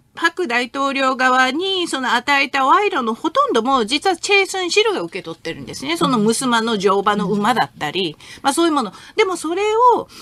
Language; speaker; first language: Japanese; non-native, fluent; Korean